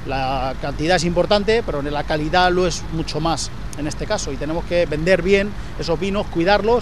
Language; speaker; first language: Spanish; native; Spanish